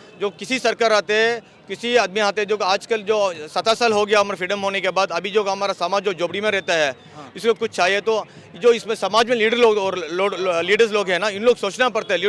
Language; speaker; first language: Hindi; non-native, local second language; Kannada